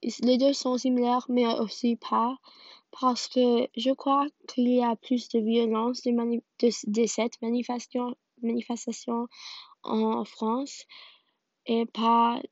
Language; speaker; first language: French; non-native, learner; English